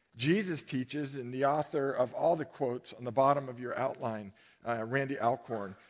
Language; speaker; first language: English; native; English